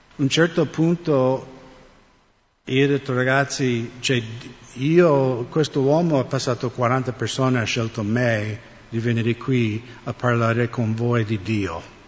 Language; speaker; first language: Italian; non-native, fluent; English